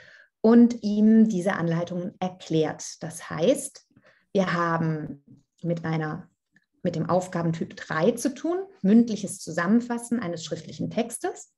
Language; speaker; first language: German; non-native, fluent; Italian